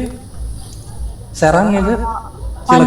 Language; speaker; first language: English; non-native, learner; Indonesian